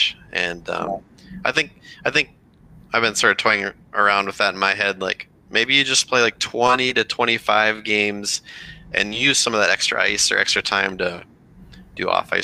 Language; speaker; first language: English; native; English